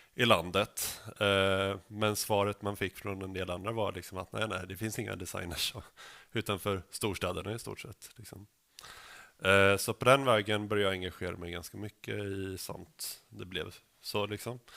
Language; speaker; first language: Swedish; native; Swedish